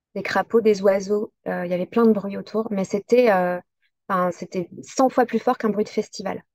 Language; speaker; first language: French; native; French